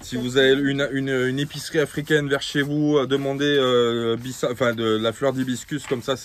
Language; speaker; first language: French; native; French